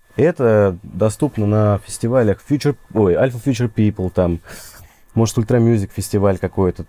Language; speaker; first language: Russian; native; Russian